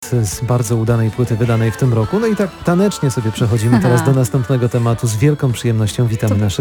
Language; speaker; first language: Polish; native; Polish